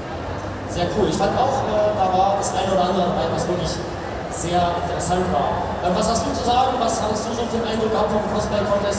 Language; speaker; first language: German; native; German